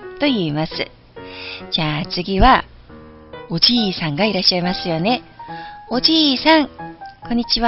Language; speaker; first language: Japanese; non-native, fluent; Chinese